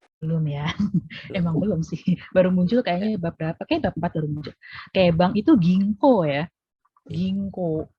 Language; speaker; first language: Indonesian; native; Indonesian